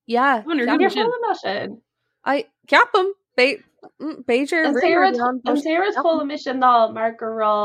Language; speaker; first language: Irish; non-native, local second language; English